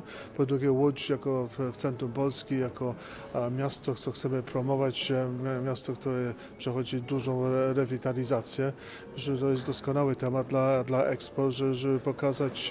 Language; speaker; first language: Polish; early bilingual, heritage; Polish